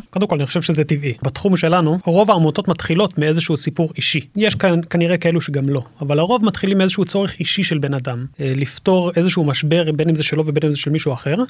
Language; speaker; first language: Hebrew; early bilingual, other home language; English